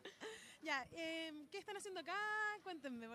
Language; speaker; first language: Spanish; native; Spanish